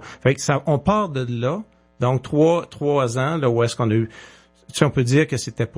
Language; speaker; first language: French; native; French